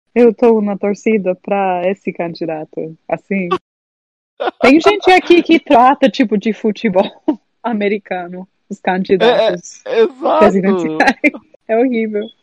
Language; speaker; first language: Portuguese; non-native, fluent; English